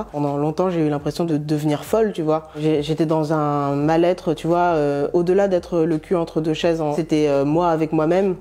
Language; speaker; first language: French; native; French